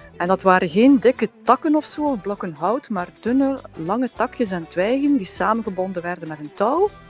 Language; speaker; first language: Dutch; native; Dutch